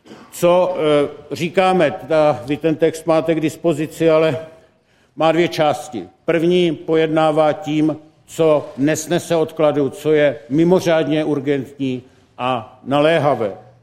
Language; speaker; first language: Czech; native; Czech